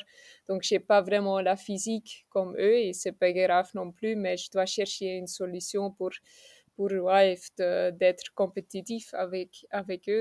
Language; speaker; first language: French; non-native, local second language; Dutch